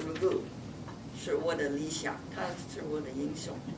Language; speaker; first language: Chinese; non-native, fluent; English